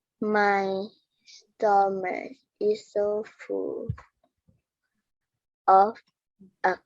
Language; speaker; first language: English; non-native, learner; Thai